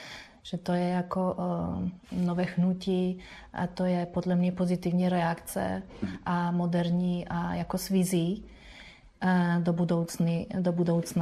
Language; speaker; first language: Czech; non-native, fluent; Spanish